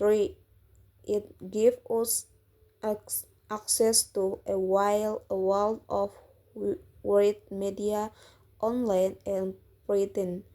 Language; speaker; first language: English; non-native, learner; Indonesian